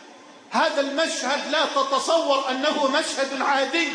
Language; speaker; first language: Arabic; native; Arabic